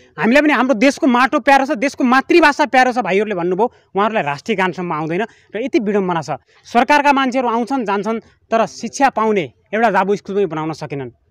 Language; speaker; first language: Nepali; native; Nepali